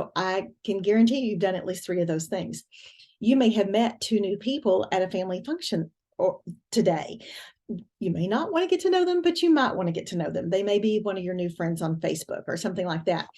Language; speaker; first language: English; native; English